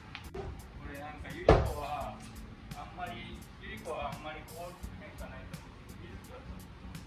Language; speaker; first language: Japanese; native; Japanese